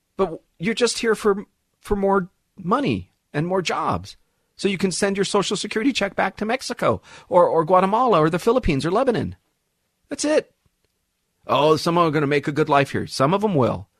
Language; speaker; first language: English; early bilingual, other home language; Arabic